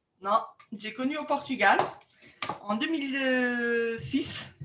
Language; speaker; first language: French; non-native, fluent; Portuguese